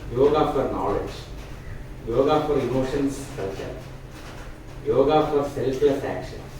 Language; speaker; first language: English; non-native, local second language; Malayalam